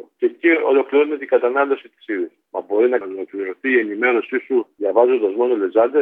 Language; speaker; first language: Greek; native; Greek